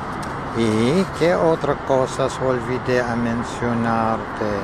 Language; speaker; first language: Spanish; non-native, learner; English